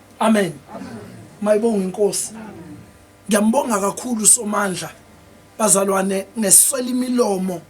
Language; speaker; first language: Zulu; non-native, local second language; Xhosa